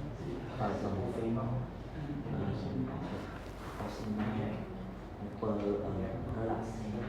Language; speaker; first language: French; non-native, learner; Khmer